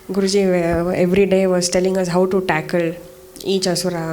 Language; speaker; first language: English; non-native, local second language; Kannada